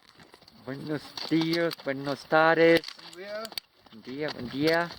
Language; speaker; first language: Spanish; non-native, learner; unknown